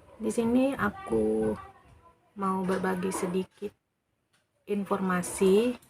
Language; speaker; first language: Indonesian; native; Indonesian